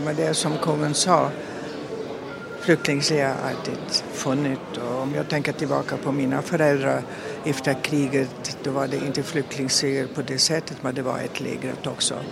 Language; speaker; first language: Swedish; non-native, fluent; German